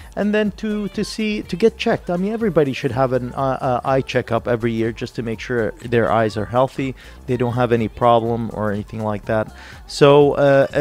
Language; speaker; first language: English; non-native, fluent; Arabic